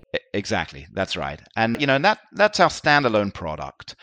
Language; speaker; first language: English; native; English